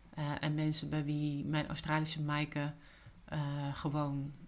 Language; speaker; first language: Dutch; native; Dutch